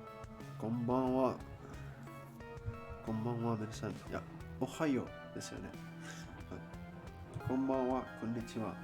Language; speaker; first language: Japanese; non-native, learner; English